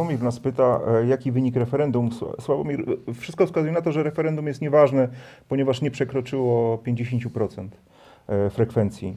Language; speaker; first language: Polish; native; Polish